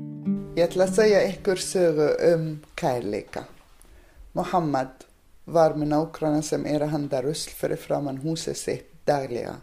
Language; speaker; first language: Icelandic; non-native, learner; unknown